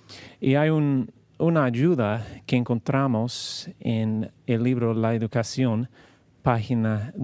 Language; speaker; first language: Spanish; non-native, learner; English